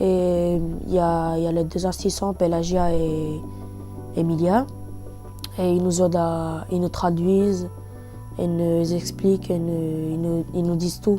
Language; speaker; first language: French; early bilingual, other home language; Bulgarian